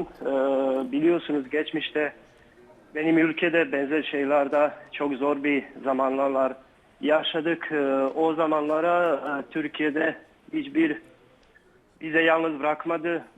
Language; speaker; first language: Turkish; non-native, learner; Bosnian